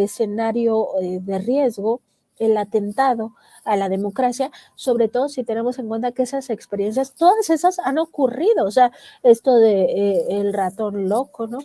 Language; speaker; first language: Spanish; native; Spanish